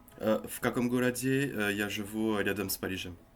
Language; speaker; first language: Russian; non-native, learner; French